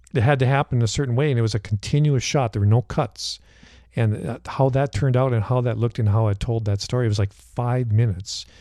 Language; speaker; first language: English; native; English